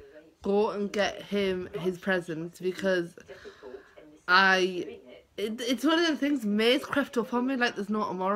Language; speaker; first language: English; native; English